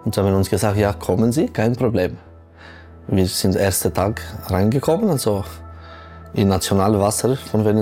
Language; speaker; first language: German; non-native, local second language; French